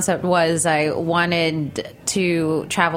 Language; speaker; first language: English; non-native, local second language; Filipino